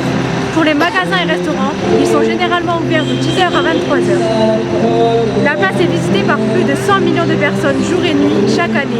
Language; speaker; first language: French; native; French